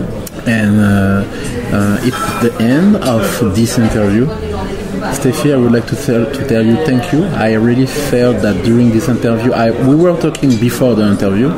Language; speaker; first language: English; non-native, learner; French